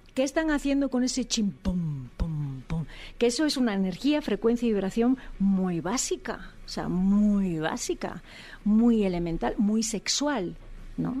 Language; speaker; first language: Spanish; native; Spanish